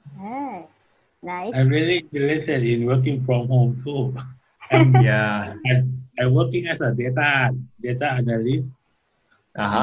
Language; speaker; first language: English; non-native, learner; Thai